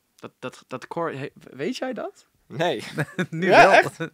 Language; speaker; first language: Dutch; non-native, fluent; English